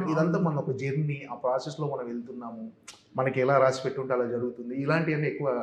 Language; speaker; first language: Telugu; native; Telugu